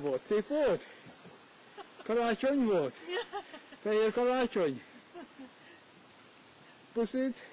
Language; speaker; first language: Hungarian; early bilingual, heritage; Hungarian